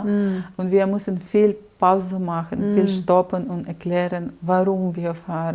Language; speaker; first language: German; non-native, learner; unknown